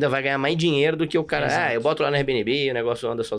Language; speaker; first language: Portuguese; native; Portuguese